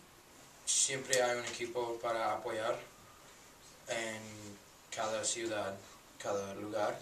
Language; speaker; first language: Spanish; non-native, learner; English